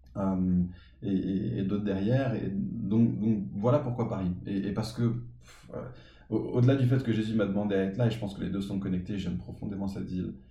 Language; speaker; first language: French; early bilingual, other home language; English